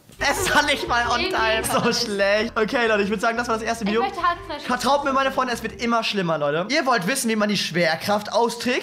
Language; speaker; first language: German; native; German